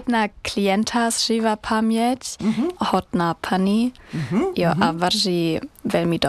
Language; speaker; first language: Czech; non-native, learner; German